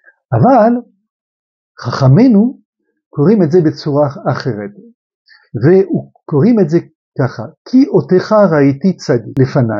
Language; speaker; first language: Hebrew; non-native, fluent; French